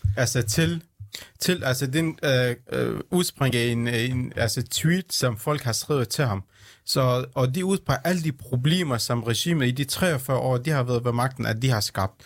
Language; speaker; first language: Danish; early bilingual, other home language; Central Kurdish